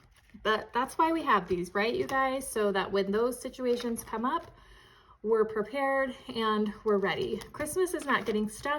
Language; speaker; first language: English; native; English